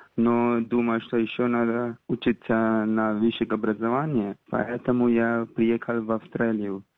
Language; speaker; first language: Russian; non-native, fluent; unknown